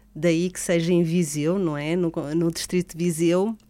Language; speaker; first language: Portuguese; native; Portuguese